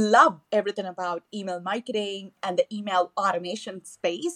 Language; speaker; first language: English; non-native, local second language; Tamil